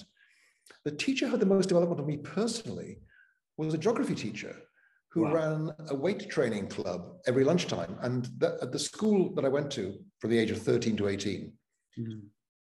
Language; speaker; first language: English; non-native, local second language; Welsh